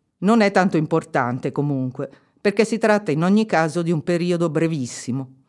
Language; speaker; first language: Italian; native; Italian